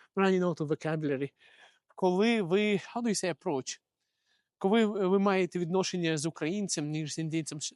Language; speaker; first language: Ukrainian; non-native, local second language; Russian